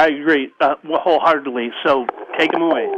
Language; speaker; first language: English; native; English